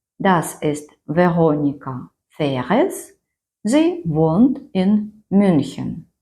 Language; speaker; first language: German; non-native, fluent; Ukrainian